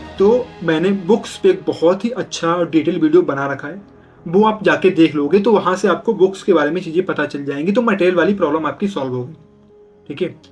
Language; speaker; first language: Hindi; native; Hindi